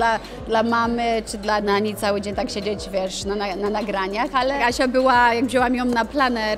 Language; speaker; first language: Polish; early bilingual, other home language; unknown